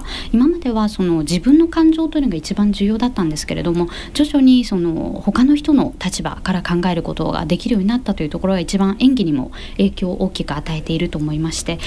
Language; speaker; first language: Japanese; native; Japanese